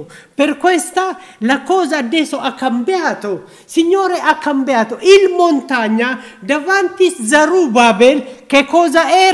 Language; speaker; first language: Italian; non-native, learner; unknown